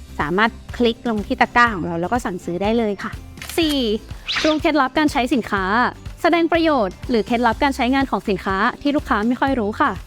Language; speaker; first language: Thai; native; Thai